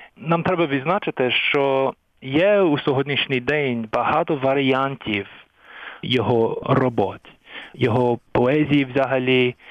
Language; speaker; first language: Ukrainian; non-native, fluent; English